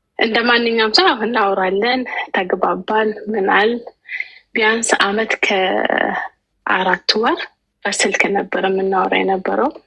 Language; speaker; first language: Amharic; native; Amharic